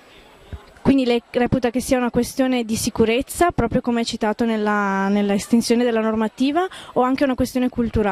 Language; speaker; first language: Italian; native; Italian